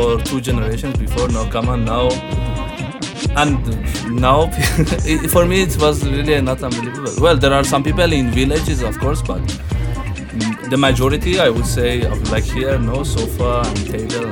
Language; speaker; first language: English; non-native, fluent; Persian